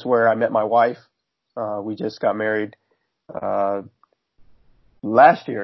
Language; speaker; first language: English; native; English